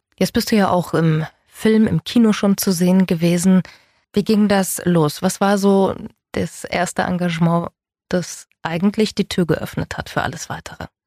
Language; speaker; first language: German; native; German